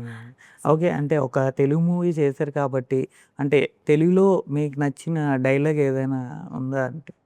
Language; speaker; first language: Telugu; native; Telugu